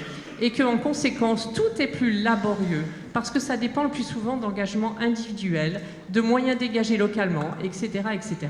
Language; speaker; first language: French; native; French